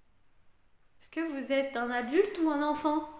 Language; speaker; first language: French; native; French